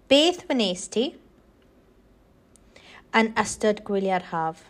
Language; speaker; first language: Welsh; non-native, local second language; English